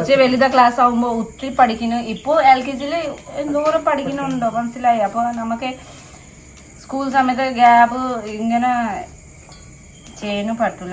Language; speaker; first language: Malayalam; non-native, fluent; Nepali